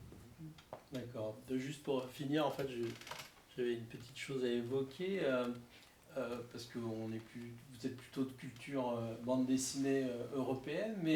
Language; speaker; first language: French; native; French